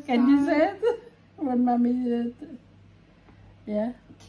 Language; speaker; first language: English; non-native, fluent; Indonesian